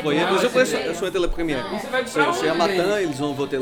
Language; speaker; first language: French; non-native, learner; Portuguese